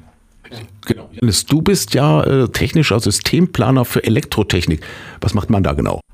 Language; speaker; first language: German; native; German